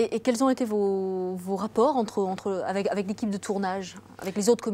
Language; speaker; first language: French; native; French